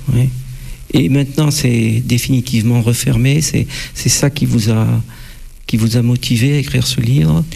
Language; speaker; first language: French; native; French